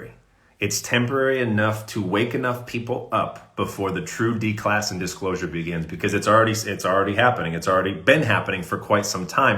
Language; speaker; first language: English; native; English